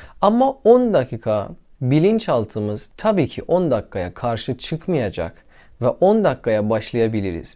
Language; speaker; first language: Turkish; non-native, learner; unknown